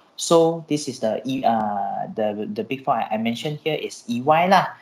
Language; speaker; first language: English; non-native, local second language; Chinese